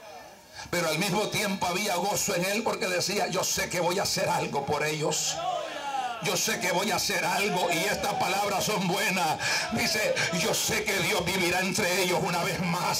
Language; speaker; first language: Spanish; native; Spanish